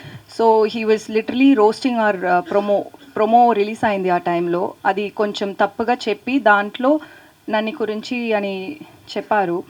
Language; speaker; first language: Telugu; non-native, learner; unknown